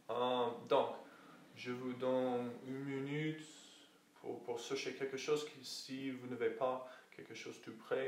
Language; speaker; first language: French; non-native, fluent; English